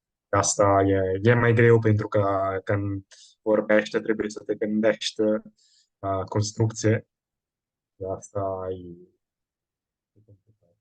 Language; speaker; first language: Romanian; non-native, fluent; Italian